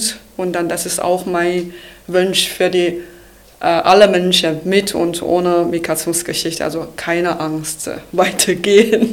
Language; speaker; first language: German; non-native, learner; Chinese